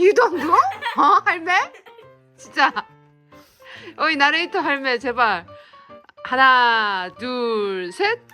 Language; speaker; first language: Korean; early bilingual, heritage; French